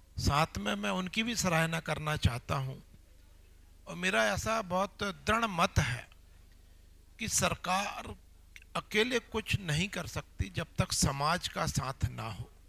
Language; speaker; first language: Hindi; native; Hindi